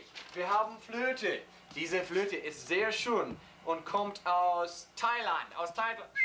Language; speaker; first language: German; non-native, learner; English